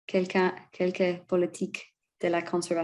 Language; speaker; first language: French; non-native, learner; English